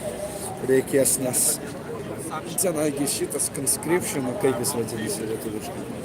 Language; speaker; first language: Lithuanian; early bilingual, heritage; Lithuanian